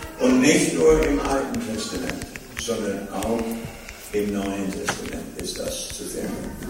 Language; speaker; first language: German; non-native, fluent; English